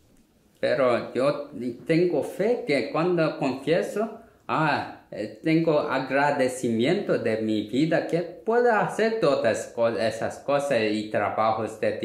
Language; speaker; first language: Spanish; non-native, learner; Korean